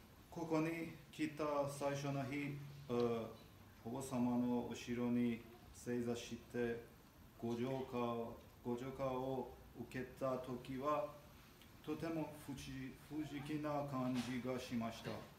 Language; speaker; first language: Japanese; non-native, learner; Armenian